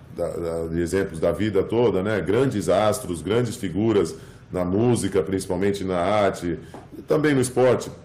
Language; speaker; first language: Portuguese; early bilingual, other home language; English